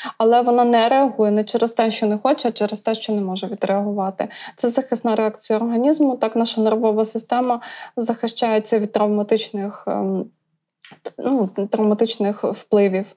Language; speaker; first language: Ukrainian; native; Ukrainian